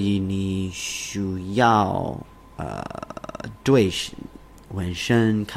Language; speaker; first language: Chinese; non-native, learner; English